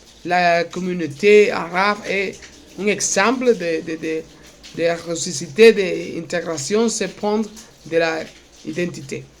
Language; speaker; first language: French; non-native, learner; Spanish